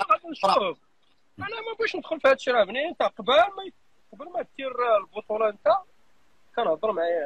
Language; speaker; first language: Arabic; native; Arabic